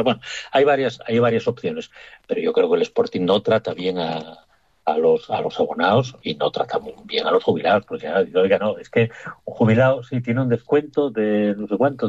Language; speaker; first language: Spanish; native; Spanish